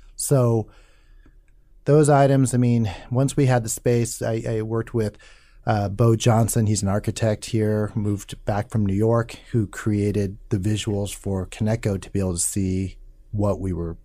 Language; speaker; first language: English; native; English